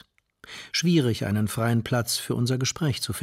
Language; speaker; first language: German; native; German